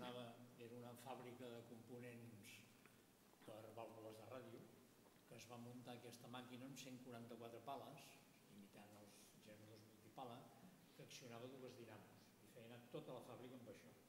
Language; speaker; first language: Catalan; native; Catalan